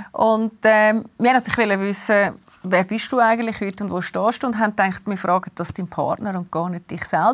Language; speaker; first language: German; native; German